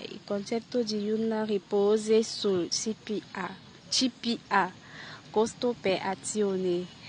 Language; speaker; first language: Italian; non-native, learner; French